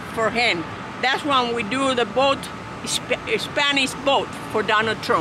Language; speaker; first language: English; non-native, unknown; Spanish